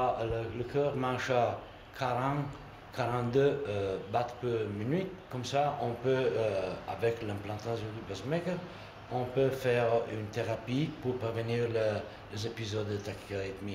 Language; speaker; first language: French; non-native, learner; Italian